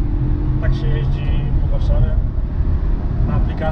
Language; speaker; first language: Polish; native; Polish